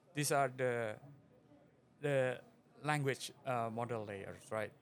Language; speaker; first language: English; non-native, fluent; Indonesian